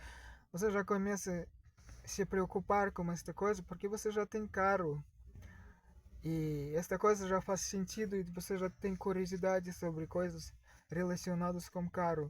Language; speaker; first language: Portuguese; non-native, learner; Russian